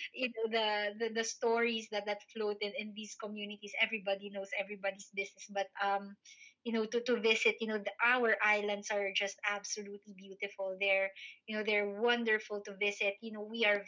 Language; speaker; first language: English; non-native, local second language; Filipino